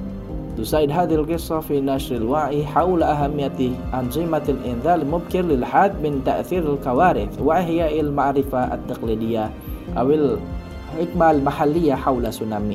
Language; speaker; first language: Arabic; non-native, fluent; Indonesian